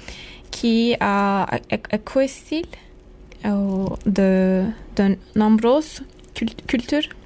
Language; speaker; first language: French; non-native, learner; Turkish